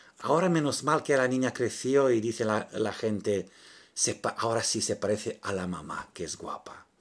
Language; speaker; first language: Spanish; non-native, fluent; Romanian